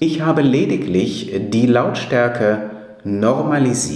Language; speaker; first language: German; native; German